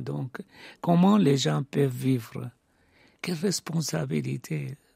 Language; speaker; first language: French; non-native, fluent; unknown